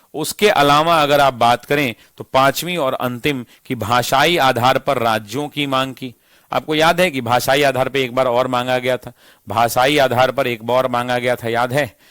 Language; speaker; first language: Hindi; native; Hindi